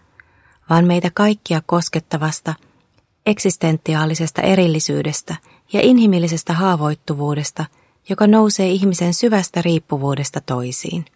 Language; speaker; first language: Finnish; native; Finnish